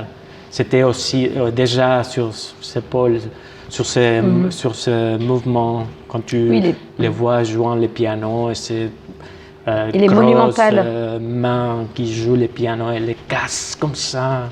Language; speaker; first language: French; non-native, fluent; Spanish